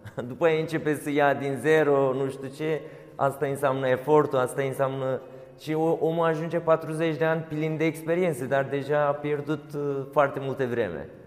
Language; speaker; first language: Romanian; non-native, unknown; Turkish